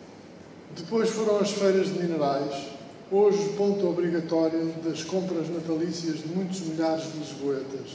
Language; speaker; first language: Portuguese; native; Portuguese